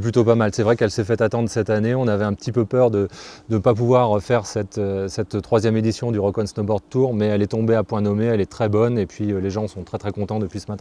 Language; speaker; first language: French; native; French